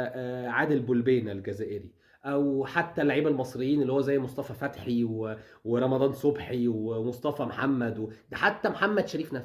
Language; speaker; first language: Arabic; native; Arabic